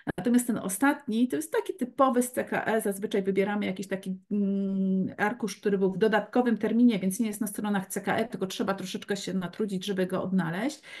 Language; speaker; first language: Polish; native; Polish